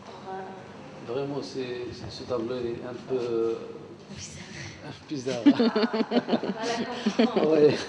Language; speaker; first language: French; non-native, learner; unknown